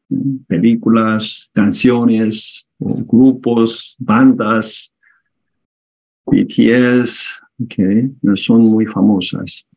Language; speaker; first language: Spanish; non-native, fluent; Korean